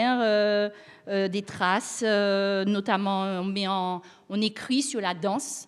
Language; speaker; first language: French; native; French